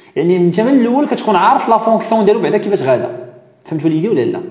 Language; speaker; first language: French; non-native, local second language; Arabic